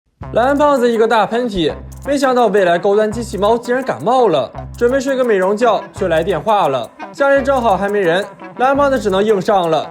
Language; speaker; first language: Chinese; native; Chinese